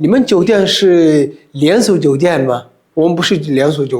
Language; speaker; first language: Chinese; non-native, fluent; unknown